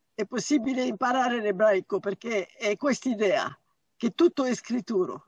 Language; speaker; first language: Italian; non-native, learner; French